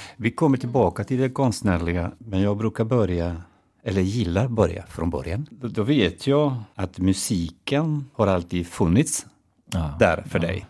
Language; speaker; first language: Swedish; non-native, fluent; Spanish